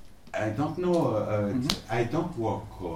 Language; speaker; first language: English; non-native, learner; French